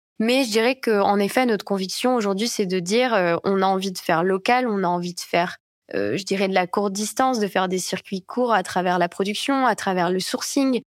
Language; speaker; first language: French; native; French